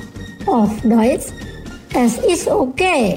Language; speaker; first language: German; non-native, fluent; Indonesian